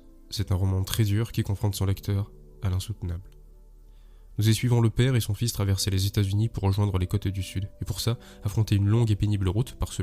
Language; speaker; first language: French; native; French